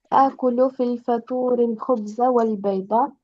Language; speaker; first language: Arabic; non-native, learner; Albanian